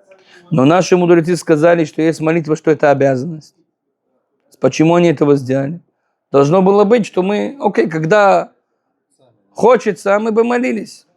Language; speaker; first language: Russian; non-native, fluent; Hebrew